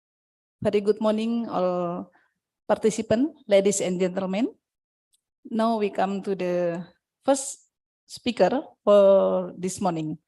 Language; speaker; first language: English; non-native, fluent; Indonesian